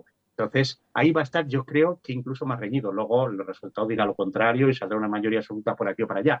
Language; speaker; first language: Spanish; native; Spanish